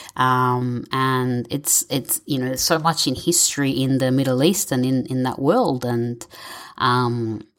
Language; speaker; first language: English; native; English